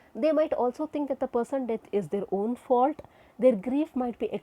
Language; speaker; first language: English; non-native, local second language; Kannada